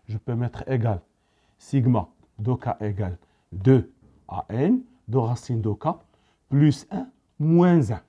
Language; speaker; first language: French; non-native, local second language; Arabic